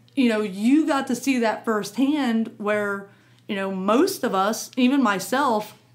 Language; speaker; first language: English; native; English